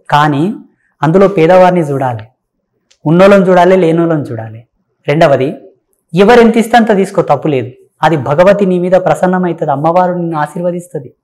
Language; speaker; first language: Telugu; native; Telugu